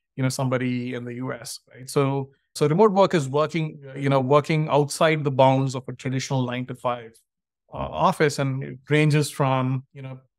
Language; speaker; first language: English; non-native, local second language; Tamil